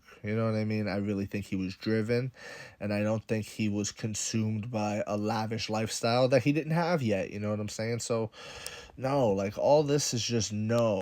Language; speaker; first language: English; native; English